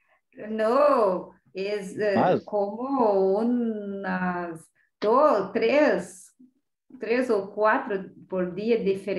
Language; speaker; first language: Spanish; non-native, learner; Portuguese